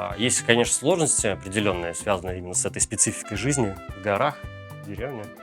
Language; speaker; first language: Russian; native; Russian